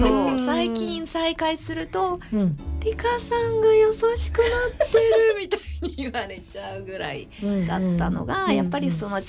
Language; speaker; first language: Japanese; native; Japanese